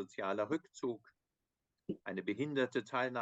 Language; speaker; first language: German; native; German